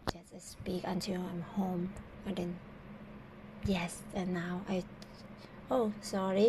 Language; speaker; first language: English; non-native, learner; Thai